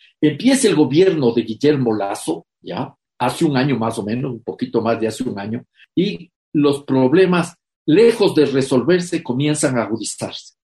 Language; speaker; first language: Spanish; native; Spanish